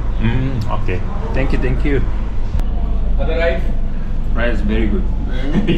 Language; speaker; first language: English; non-native, learner; Korean